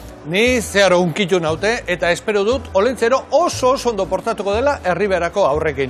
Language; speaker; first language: Basque; native; Basque